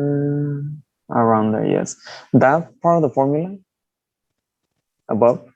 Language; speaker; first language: English; native; English